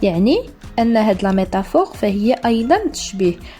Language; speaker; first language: Arabic; native; Arabic